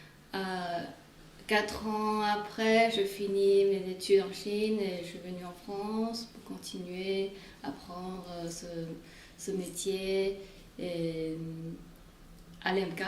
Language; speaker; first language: French; non-native, fluent; Chinese